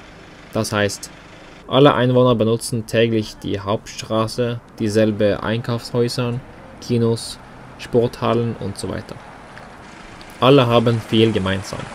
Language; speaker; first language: German; non-native, learner; Norwegian